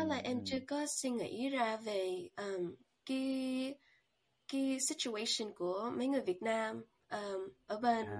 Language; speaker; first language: Vietnamese; early bilingual, heritage; Vietnamese